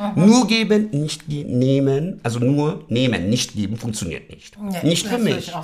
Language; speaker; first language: German; native; German